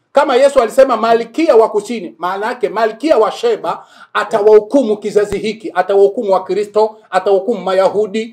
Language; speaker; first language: Swahili; native; Swahili